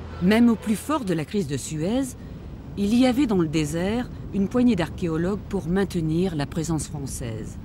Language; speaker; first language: French; native; French